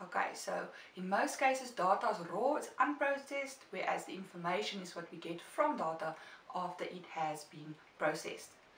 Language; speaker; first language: English; non-native, local second language; Afrikaans